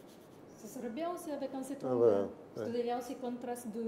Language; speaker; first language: French; non-native, learner; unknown